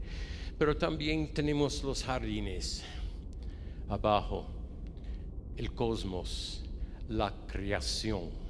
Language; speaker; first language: Spanish; non-native, fluent; English